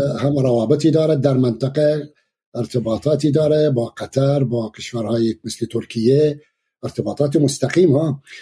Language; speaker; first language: Persian; non-native, fluent; Arabic